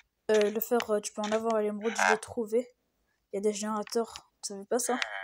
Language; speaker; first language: French; native; French